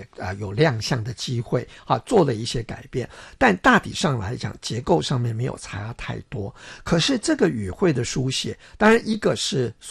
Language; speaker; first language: Chinese; non-native, local second language; Min Nan Chinese